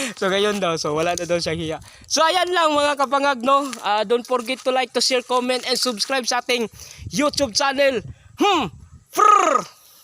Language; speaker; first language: Filipino; non-native, local second language; Cebuano